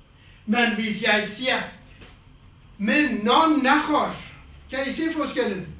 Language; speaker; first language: Danish; non-native, fluent; Kurdish